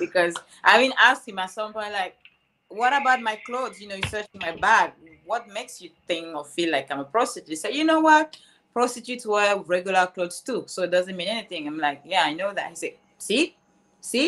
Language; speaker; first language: English; non-native, local second language; French